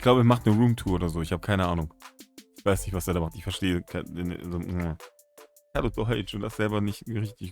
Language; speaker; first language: German; native; German